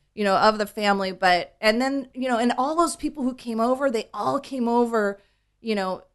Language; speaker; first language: English; native; English